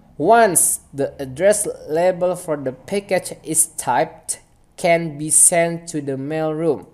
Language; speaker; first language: English; non-native, fluent; Indonesian